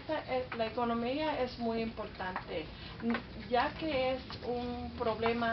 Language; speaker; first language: Spanish; early bilingual, heritage; Spanish